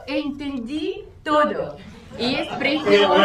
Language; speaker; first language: Spanish; non-native, learner; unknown